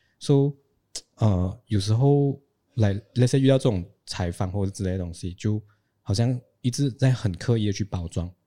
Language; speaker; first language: Chinese; native; Chinese